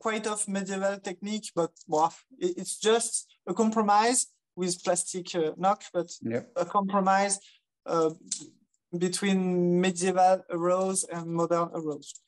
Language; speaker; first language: English; non-native, fluent; French